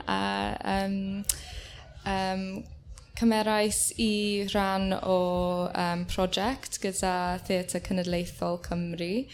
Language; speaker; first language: Welsh; non-native, learner; English